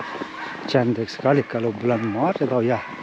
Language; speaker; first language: Indonesian; non-native, fluent; Persian